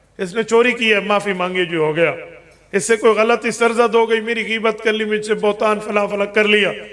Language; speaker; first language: Urdu; non-native, local second language; Punjabi